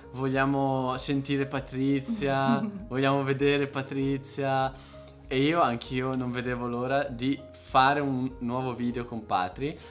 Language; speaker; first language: Italian; native; Italian